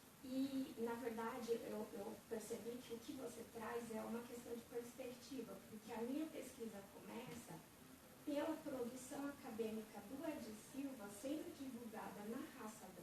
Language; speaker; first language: Portuguese; native; Portuguese